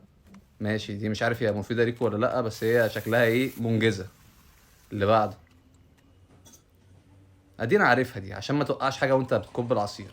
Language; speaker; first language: Arabic; native; Arabic